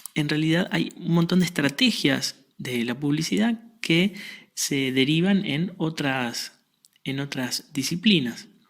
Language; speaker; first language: Spanish; native; Spanish